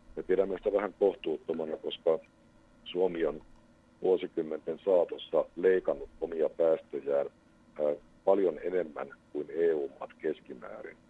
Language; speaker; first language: Finnish; native; Finnish